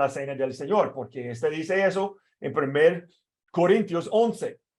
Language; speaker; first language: Spanish; non-native, fluent; English